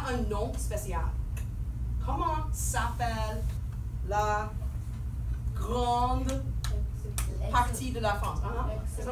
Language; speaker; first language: French; non-native, fluent; English